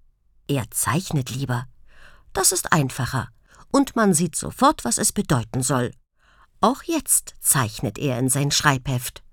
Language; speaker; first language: German; native; German